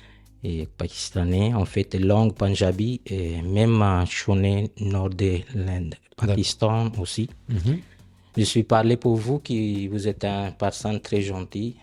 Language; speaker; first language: French; non-native, learner; Punjabi